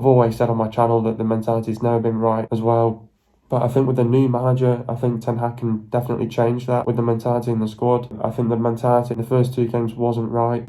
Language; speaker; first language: English; native; English